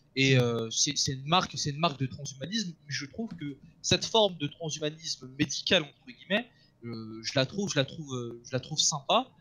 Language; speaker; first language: French; native; French